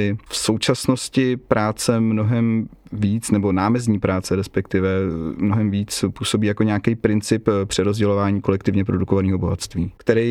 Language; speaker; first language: Czech; native; Czech